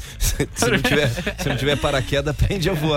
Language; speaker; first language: Portuguese; native; Portuguese